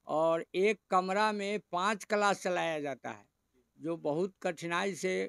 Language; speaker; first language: Hindi; native; Hindi